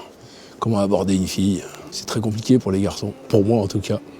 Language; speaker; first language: French; native; French